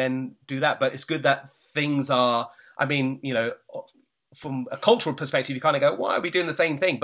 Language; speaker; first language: English; native; English